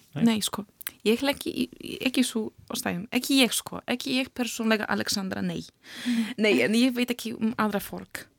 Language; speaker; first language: Icelandic; non-native, learner; Polish